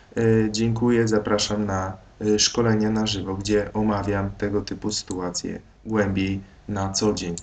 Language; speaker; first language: Polish; native; Polish